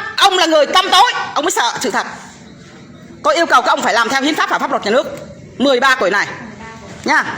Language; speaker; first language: Vietnamese; non-native, local second language; Jarai